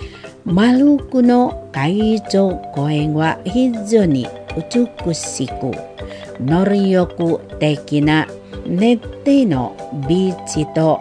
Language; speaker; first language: Japanese; non-native, fluent; Indonesian